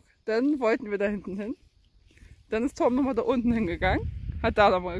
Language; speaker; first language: German; native; German